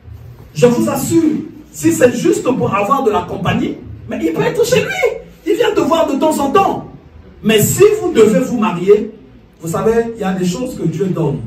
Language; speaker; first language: French; non-native, local second language; Lingala